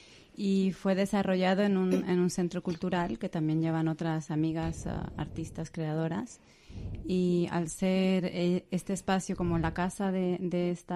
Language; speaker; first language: Spanish; native; Spanish